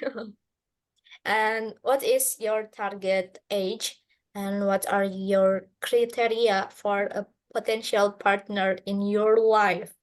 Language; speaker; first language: English; non-native, learner; Indonesian